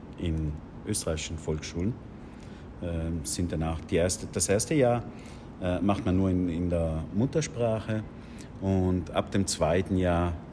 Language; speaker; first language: German; native; German